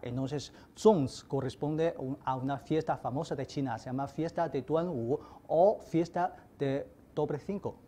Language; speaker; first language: Spanish; non-native, fluent; Chinese